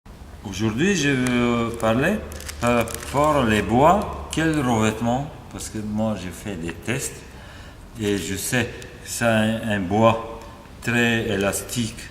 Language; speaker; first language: French; non-native, fluent; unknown